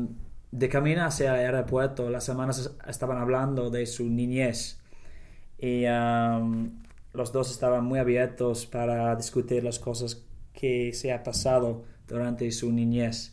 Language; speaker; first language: Spanish; non-native, learner; English